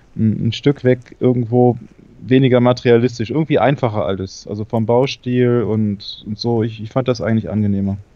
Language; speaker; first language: German; native; German